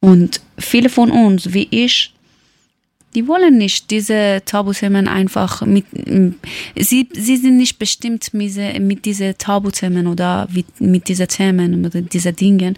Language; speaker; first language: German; non-native, learner; Persian